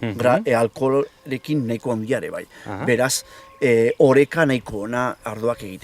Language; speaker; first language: Basque; non-native, local second language; Spanish